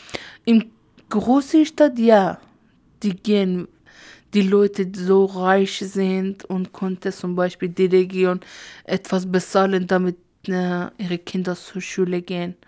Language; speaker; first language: German; non-native, learner; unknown